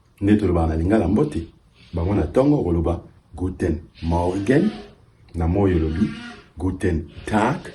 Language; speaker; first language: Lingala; early bilingual, heritage; Lingala